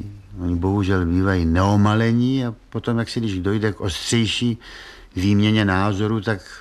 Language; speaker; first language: Czech; native; Czech